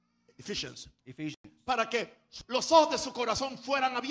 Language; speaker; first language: Spanish; native; Spanish